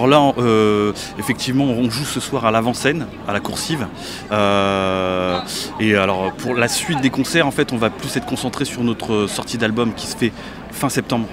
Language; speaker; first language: French; native; French